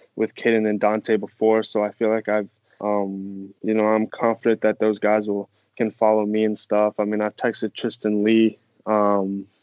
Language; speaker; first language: English; non-native, fluent; French